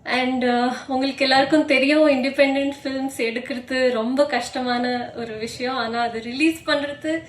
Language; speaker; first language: Tamil; non-native, local second language; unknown